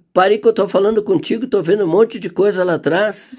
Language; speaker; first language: Portuguese; native; Portuguese